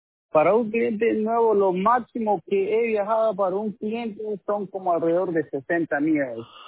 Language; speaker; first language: Spanish; early bilingual, heritage; Spanish